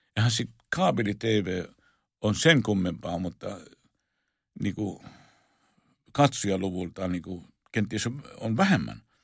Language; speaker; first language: Finnish; non-native, fluent; Arabic